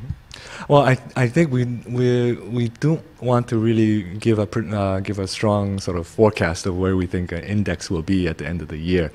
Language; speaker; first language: English; non-native, fluent; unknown